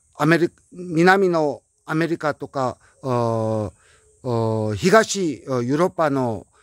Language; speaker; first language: Japanese; non-native, learner; Korean